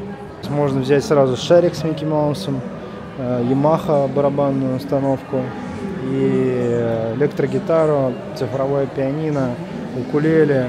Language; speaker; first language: Russian; native; Russian